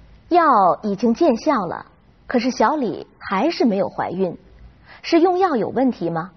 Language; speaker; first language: Chinese; native; Chinese